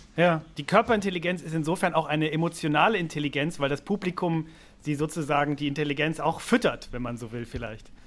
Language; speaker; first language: German; native; German